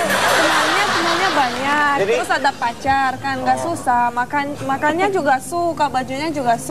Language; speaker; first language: Indonesian; non-native, learner; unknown